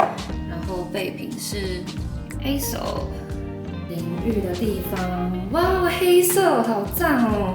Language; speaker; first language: Chinese; native; Chinese